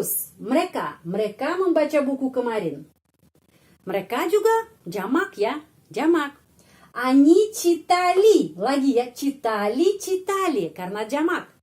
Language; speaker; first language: Indonesian; non-native, fluent; Russian